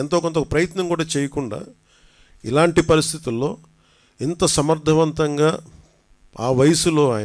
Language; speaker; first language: Telugu; native; Telugu